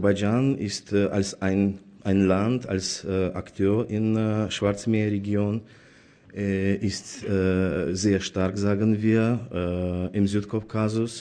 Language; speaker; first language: German; non-native, fluent; Azerbaijani